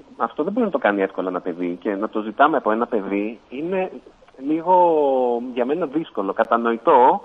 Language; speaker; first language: Greek; native; Greek